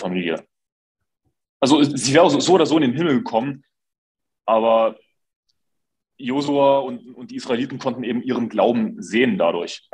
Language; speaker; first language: German; native; German